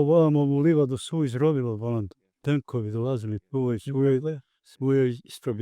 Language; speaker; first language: Bosnian; native; Bosnian